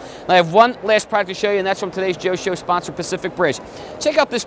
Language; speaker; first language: English; native; English